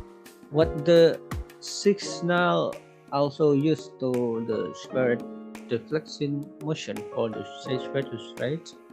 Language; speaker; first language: English; non-native, learner; Indonesian